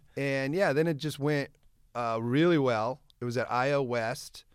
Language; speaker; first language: English; native; English